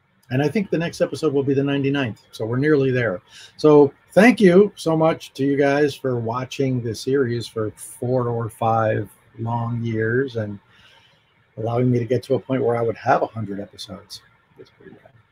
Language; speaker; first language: English; native; English